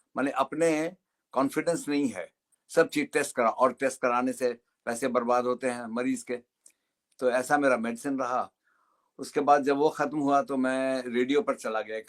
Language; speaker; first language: Hindi; native; Hindi